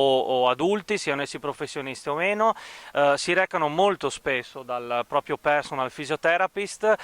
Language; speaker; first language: Italian; native; Italian